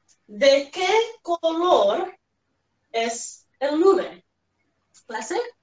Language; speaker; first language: Spanish; non-native, fluent; English